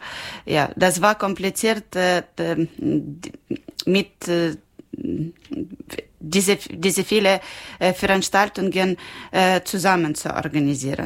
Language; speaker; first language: German; non-native, learner; Ukrainian